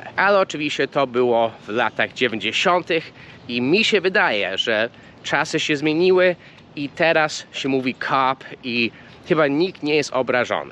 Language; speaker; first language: Polish; non-native, fluent; English